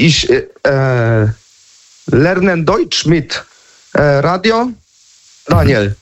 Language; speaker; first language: German; non-native, learner; Polish